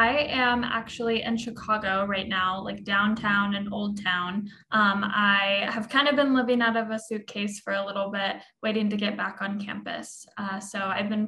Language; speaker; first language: English; native; English